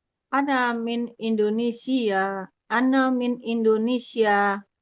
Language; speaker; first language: Arabic; non-native, learner; Indonesian